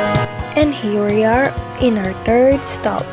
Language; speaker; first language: English; non-native, local second language; Filipino